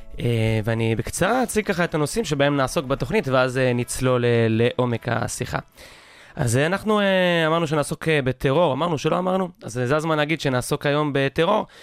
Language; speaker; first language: Hebrew; native; Hebrew